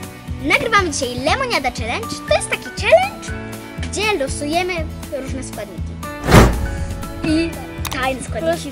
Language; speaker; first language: Polish; native; Polish